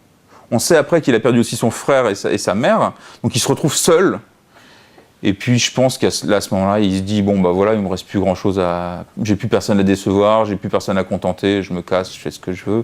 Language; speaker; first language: French; native; French